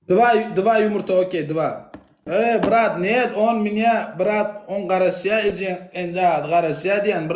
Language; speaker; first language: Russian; non-native, learner; Turkmen